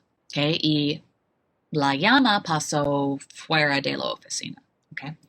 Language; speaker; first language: Spanish; non-native, fluent; English